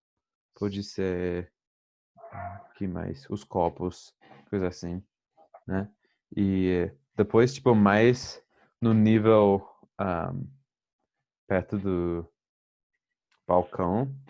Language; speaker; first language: Portuguese; non-native, fluent; English